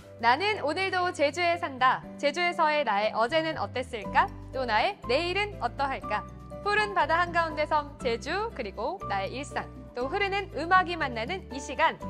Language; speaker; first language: Korean; native; Korean